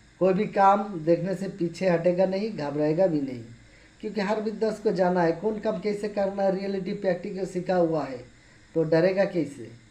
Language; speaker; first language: Hindi; non-native, local second language; Bangla